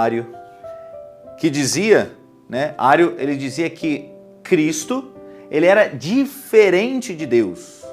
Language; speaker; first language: Portuguese; native; Portuguese